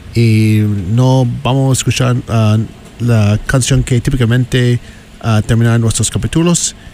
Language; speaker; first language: Spanish; non-native, learner; English